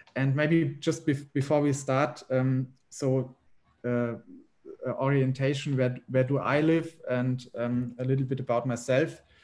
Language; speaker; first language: English; non-native, fluent; German